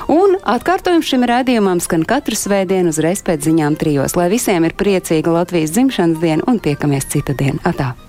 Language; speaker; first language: Latvian; native; Latvian